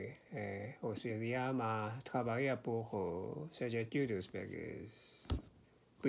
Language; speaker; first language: French; non-native, learner; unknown